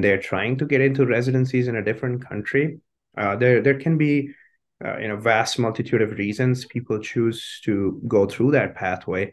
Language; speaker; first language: English; non-native, local second language; Hindi